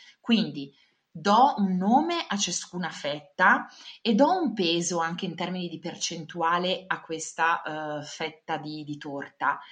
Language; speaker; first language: Italian; native; Italian